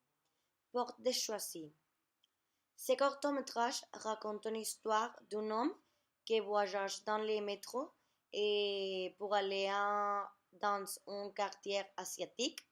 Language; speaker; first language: French; non-native, learner; Spanish